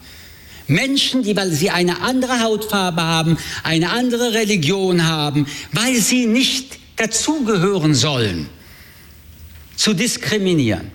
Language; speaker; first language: German; early bilingual, other home language; French